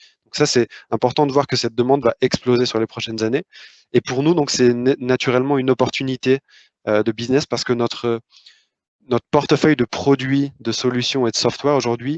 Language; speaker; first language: French; native; French